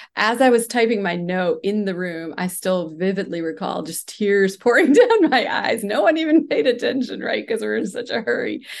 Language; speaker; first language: English; non-native, local second language; Hindi